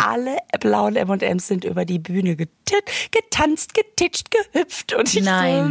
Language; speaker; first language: German; native; German